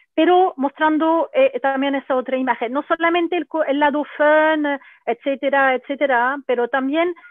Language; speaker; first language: Spanish; non-native, fluent; French